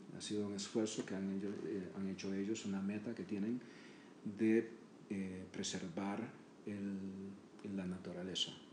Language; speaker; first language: Spanish; native; Spanish